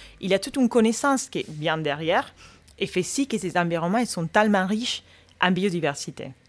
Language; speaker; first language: French; non-native, fluent; Spanish